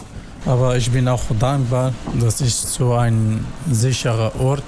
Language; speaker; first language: German; non-native, learner; Kurdish